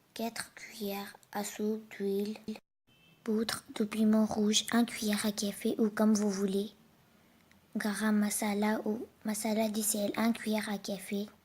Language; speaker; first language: French; non-native, learner; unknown